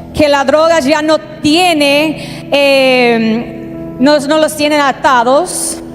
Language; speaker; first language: Spanish; native; Spanish